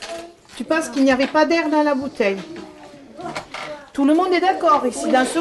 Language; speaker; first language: French; native; French